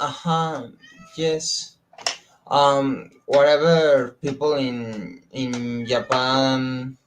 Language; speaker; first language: English; non-native, learner; Spanish